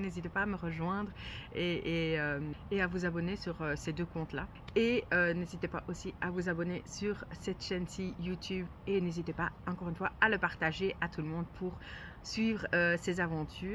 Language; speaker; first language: French; native; French